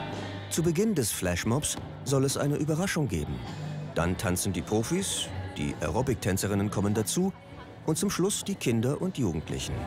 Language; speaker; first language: German; native; German